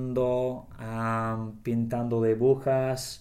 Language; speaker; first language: Spanish; non-native, learner; English